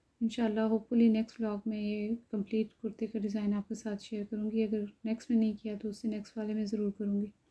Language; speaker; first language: Urdu; native; Urdu